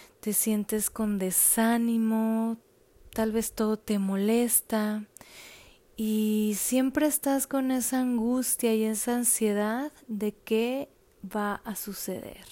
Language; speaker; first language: Spanish; native; Spanish